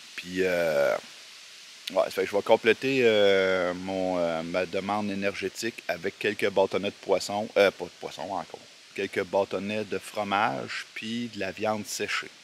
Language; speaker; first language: French; native; French